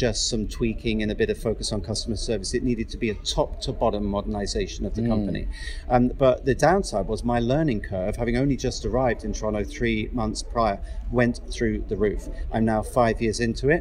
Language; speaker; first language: English; native; English